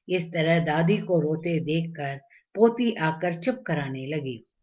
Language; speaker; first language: Hindi; non-native, local second language; Tamil